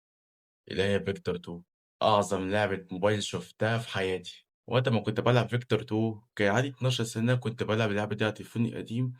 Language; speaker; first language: Arabic; native; Arabic